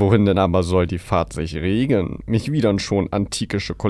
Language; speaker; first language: German; native; German